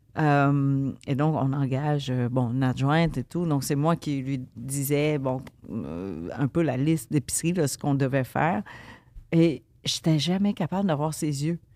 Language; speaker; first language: French; early bilingual, other home language; Vietnamese